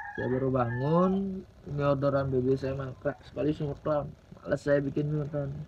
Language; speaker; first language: Indonesian; non-native, local second language; Balinese